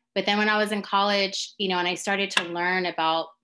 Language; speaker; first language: English; native; English